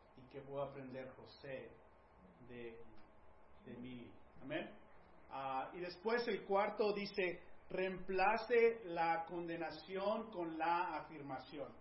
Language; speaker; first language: Spanish; early bilingual, heritage; Spanish